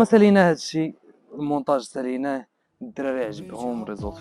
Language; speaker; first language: Arabic; native; Arabic